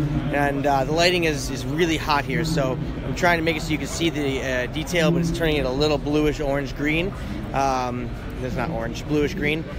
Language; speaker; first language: English; native; English